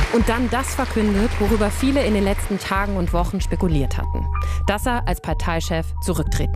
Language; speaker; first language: German; native; German